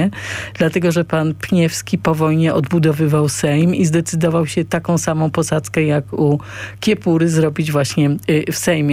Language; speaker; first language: Polish; native; Polish